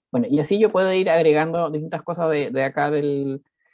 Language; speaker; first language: Spanish; native; Spanish